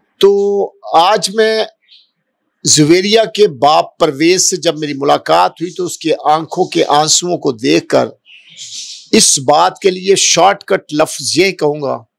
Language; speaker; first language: Urdu; non-native, local second language; Punjabi